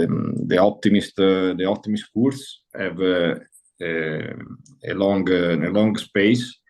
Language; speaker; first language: English; non-native, learner; Italian